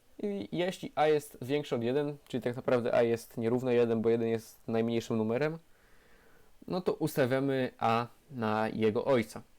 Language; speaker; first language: Polish; native; Polish